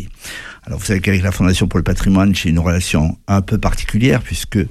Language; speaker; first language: French; native; French